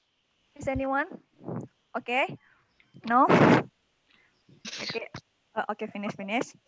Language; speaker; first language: English; non-native, learner; Indonesian